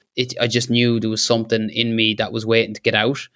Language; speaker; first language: English; native; English